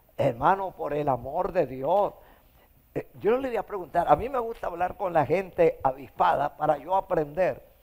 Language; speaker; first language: Spanish; native; Spanish